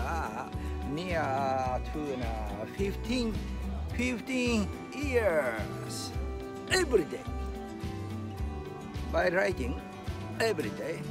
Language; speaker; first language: English; non-native, learner; Japanese